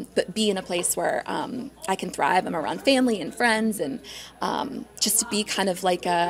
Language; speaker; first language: English; native; English